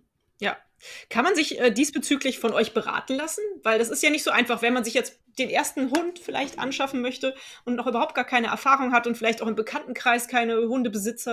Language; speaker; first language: German; native; German